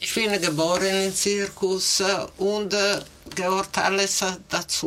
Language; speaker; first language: German; non-native, learner; Italian